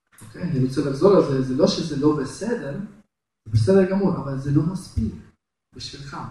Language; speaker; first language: Hebrew; non-native, fluent; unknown